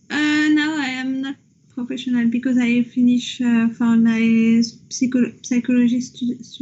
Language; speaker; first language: English; non-native, learner; French